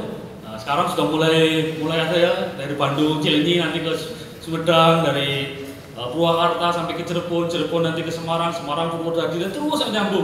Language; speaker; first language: Indonesian; native; Indonesian